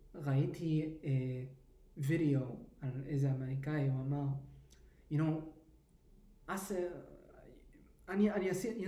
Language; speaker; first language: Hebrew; early bilingual, heritage; English